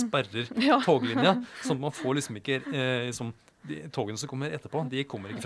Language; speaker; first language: Norwegian; native; Norwegian